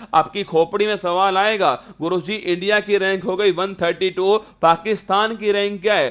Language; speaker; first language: Hindi; native; Hindi